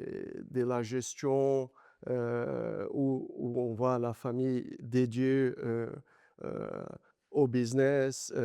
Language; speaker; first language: French; non-native, learner; Portuguese